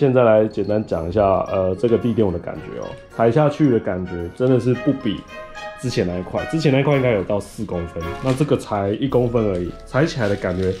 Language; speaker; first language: Chinese; native; Chinese